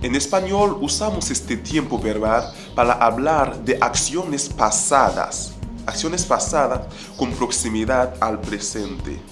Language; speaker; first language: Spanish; non-native, fluent; Haitian Creole